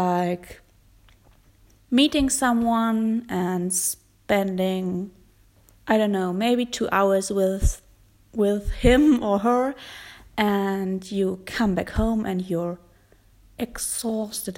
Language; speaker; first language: English; non-native, fluent; German